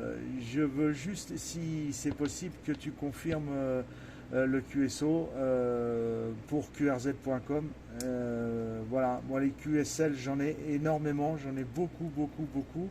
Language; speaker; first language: French; native; French